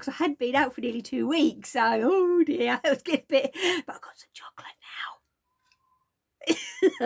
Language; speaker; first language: English; native; English